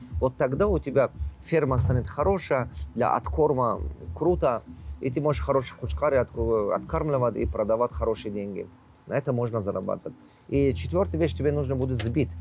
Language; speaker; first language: Russian; non-native, local second language; Tajik